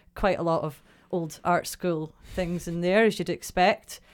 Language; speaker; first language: English; native; English